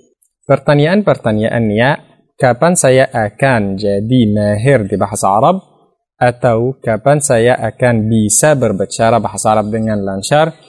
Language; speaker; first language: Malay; non-native, fluent; Arabic